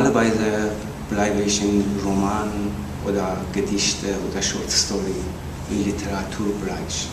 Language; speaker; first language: German; non-native, learner; Persian